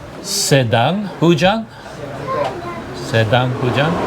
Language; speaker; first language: Indonesian; non-native, learner; English